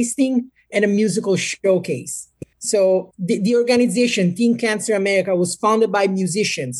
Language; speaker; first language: English; non-native, fluent; Italian